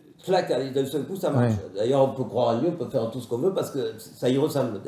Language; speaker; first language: French; native; French